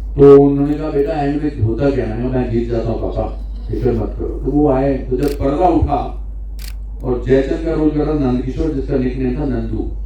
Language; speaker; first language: Hindi; native; Hindi